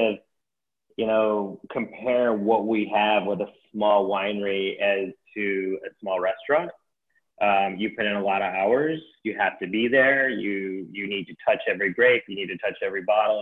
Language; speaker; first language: English; native; English